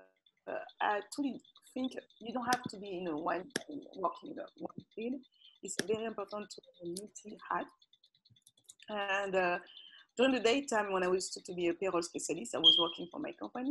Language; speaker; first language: English; non-native, fluent; French